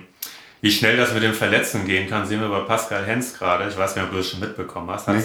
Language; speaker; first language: German; native; German